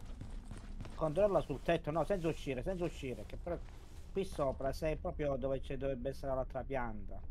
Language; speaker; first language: Italian; native; Italian